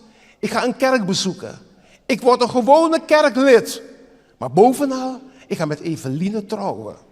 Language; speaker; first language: Dutch; non-native, local second language; Papiamento